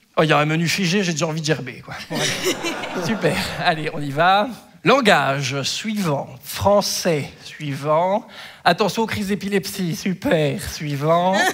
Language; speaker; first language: French; native; French